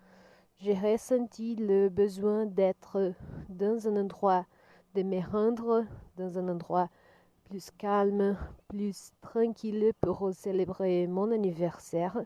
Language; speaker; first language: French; non-native, learner; Portuguese